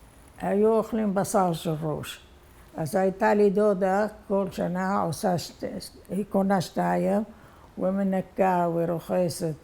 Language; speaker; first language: Hebrew; non-native, fluent; Arabic